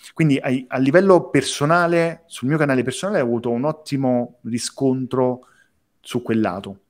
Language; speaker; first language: Italian; native; Italian